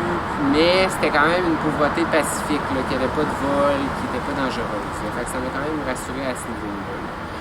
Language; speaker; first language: French; native; French